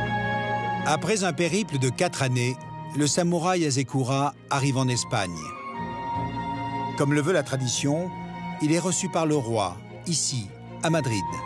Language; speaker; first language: French; native; French